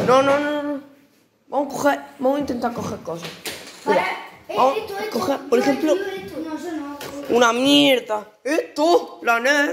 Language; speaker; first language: Spanish; native; Spanish